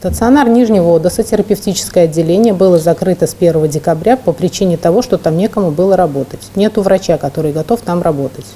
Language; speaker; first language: Russian; native; Russian